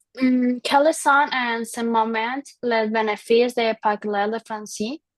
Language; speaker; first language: French; non-native, learner; Spanish